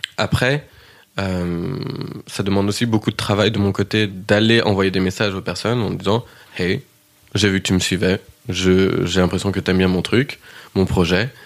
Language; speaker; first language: French; early bilingual, heritage; French